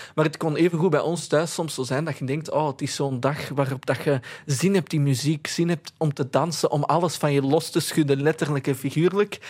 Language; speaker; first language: Dutch; early bilingual, other home language; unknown